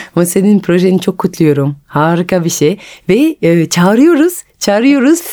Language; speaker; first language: Turkish; non-native, fluent; French